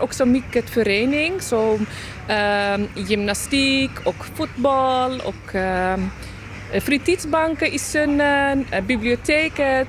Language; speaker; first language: Swedish; non-native, learner; Dutch